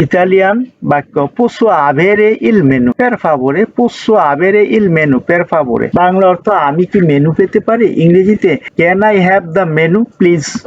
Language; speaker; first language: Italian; non-native, fluent; Bangla